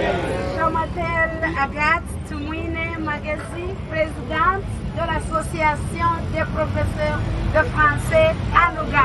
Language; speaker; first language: French; non-native, fluent; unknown